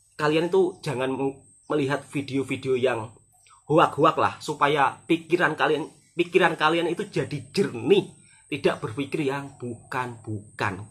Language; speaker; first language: Indonesian; native; Indonesian